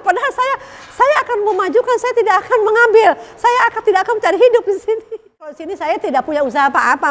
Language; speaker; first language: Indonesian; native; Indonesian